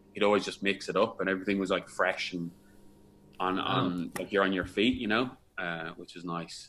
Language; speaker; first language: English; native; English